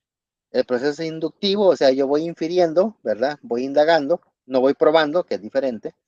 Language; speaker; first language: Spanish; native; Spanish